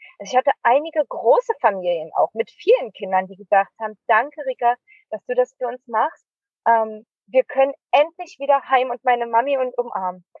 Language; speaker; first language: German; native; German